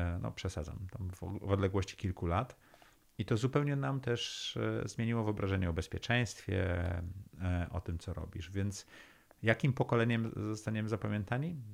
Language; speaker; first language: Polish; early bilingual, heritage; Polish